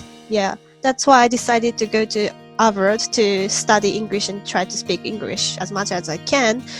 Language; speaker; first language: English; non-native, fluent; Japanese